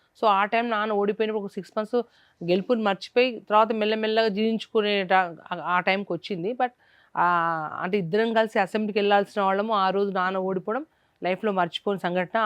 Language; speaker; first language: Telugu; non-native, local second language; Lambadi